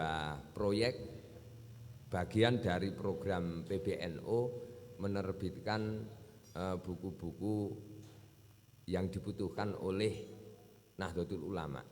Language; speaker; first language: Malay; non-native, local second language; Javanese